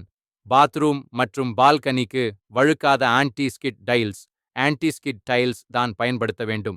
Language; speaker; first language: Tamil; native; Tamil